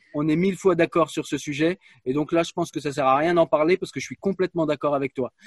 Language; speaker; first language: French; native; French